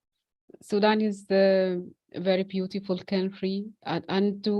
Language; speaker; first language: English; non-native, fluent; Arabic